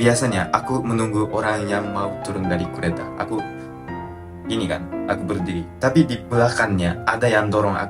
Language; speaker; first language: Indonesian; non-native, fluent; Japanese